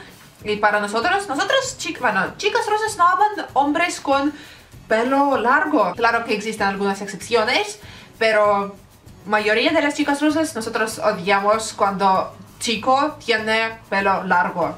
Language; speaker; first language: Spanish; non-native, learner; Russian